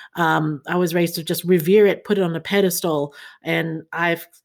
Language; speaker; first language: English; early bilingual, other home language; Chinese